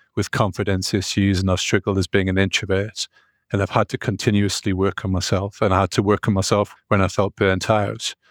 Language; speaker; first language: English; native; English